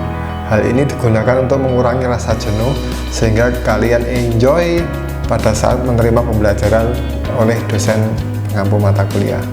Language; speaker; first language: Indonesian; native; Indonesian